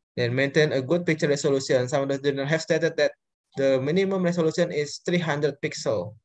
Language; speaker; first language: English; non-native, learner; Indonesian